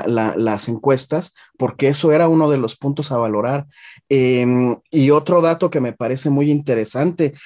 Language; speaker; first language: Spanish; native; Spanish